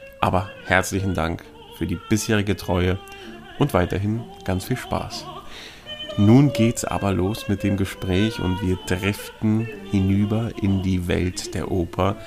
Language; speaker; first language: German; native; German